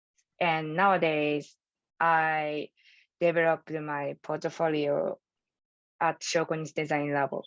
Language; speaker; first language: English; non-native, learner; Japanese